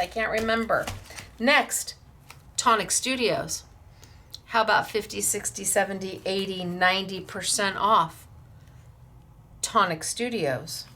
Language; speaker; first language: English; native; English